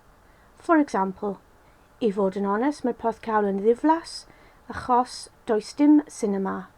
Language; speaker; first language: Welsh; non-native, local second language; English